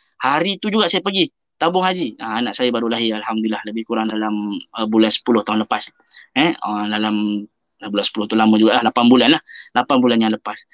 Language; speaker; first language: Malay; native; Malay